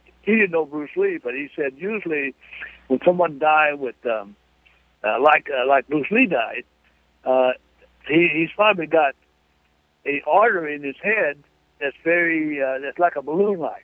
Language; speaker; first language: English; native; English